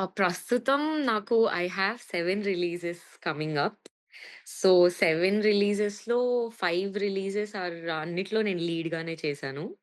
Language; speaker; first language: Telugu; native; Telugu